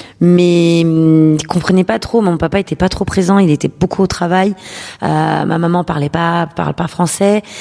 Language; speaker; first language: French; early bilingual, other home language; Urdu